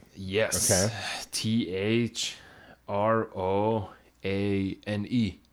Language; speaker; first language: English; non-native, fluent; Persian